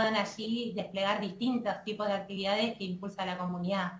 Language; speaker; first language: Spanish; native; Spanish